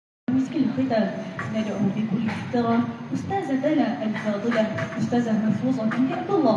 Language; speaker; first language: Arabic; non-native, learner; Malay